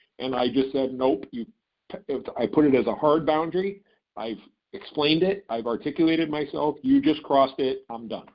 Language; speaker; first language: English; native; English